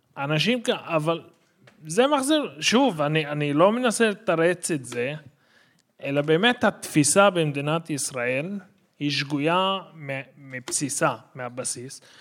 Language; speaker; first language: Hebrew; non-native, local second language; Arabic